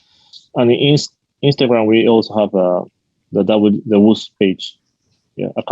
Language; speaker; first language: English; non-native, fluent; Spanish